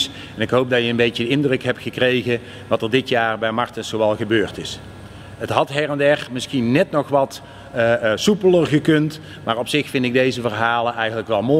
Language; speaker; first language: Dutch; native; Dutch